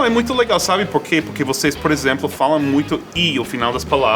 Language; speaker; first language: Portuguese; non-native, fluent; English